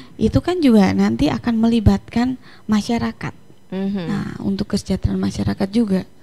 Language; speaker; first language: Indonesian; native; Indonesian